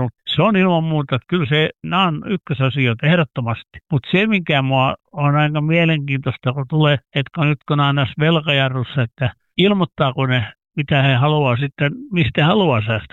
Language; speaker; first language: Finnish; native; Finnish